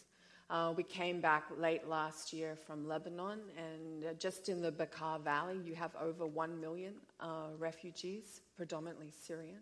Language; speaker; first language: English; native; English